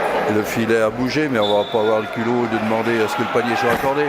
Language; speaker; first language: French; native; French